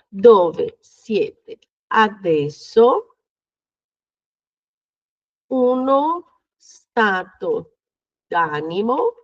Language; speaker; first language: Italian; non-native, fluent; Portuguese